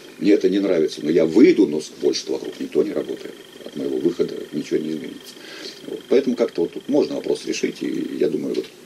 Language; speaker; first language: Russian; native; Russian